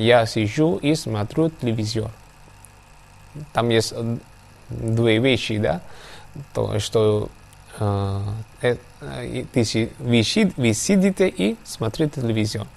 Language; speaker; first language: Russian; non-native, learner; Javanese